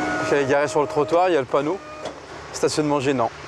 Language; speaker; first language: French; native; French